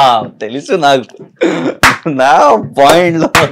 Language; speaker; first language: Telugu; non-native, local second language; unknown